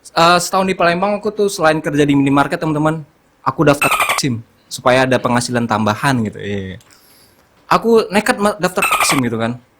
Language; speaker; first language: Indonesian; non-native, local second language; Minangkabau